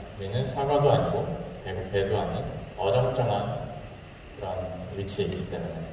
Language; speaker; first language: Korean; native; Korean